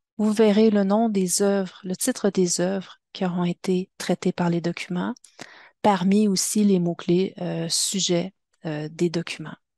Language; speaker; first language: French; native; French